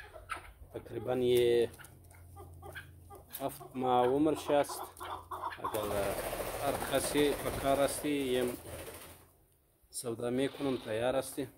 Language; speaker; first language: Persian; non-native, learner; Pashto